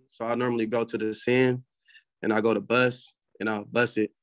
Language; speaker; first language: English; native; English